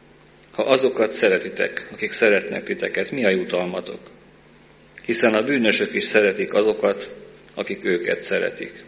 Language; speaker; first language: Hungarian; native; Hungarian